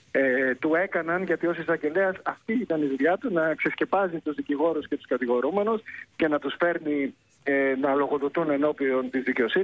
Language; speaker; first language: Greek; native; Greek